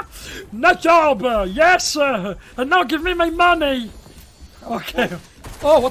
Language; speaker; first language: English; non-native, learner; Italian